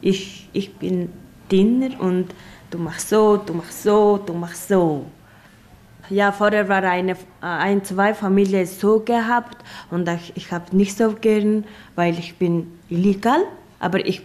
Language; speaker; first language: German; non-native, learner; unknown